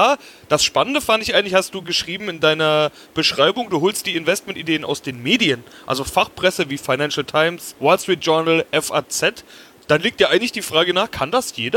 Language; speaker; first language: German; native; German